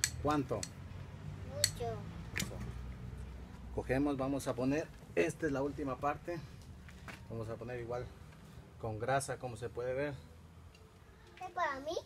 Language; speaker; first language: Spanish; native; Spanish